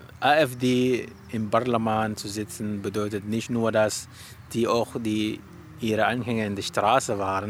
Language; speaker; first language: German; non-native, learner; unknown